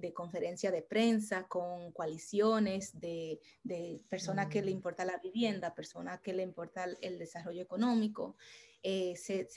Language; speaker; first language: Spanish; early bilingual, heritage; Spanish